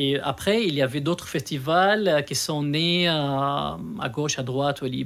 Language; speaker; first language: French; non-native, local second language; Arabic